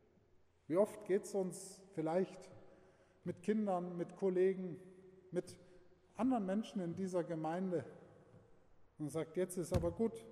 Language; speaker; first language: German; native; German